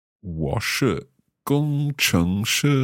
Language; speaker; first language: Chinese; non-native, learner; English